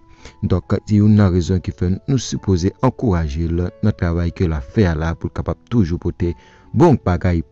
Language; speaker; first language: French; non-native, local second language; Haitian Creole